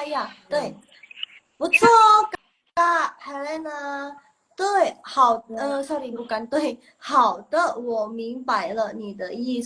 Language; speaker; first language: Chinese; non-native, local second language; Indonesian